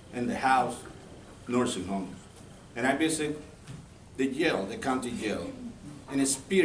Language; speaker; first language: English; non-native, learner; Spanish